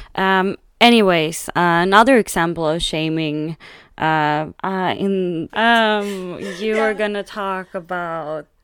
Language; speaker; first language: English; non-native, fluent; Swedish